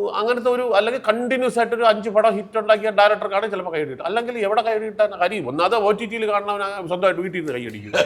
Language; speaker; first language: Malayalam; native; Malayalam